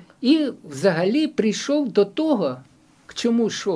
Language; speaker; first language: Ukrainian; non-native, local second language; Russian